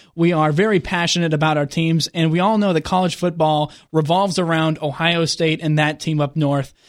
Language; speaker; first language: English; native; English